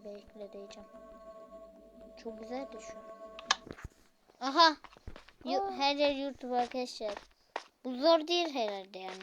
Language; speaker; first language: Turkish; native; Turkish